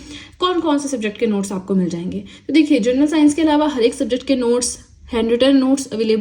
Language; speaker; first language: Hindi; native; Hindi